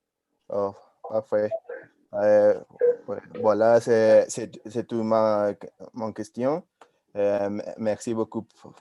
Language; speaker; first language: French; non-native, learner; Spanish